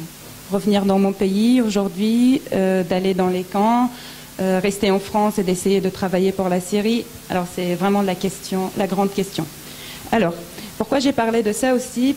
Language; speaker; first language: French; non-native, fluent; Arabic